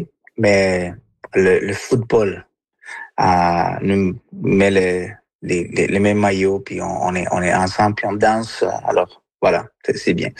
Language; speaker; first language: French; non-native, fluent; Spanish